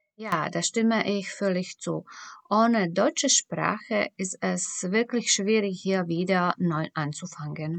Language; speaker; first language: German; non-native, fluent; Slovak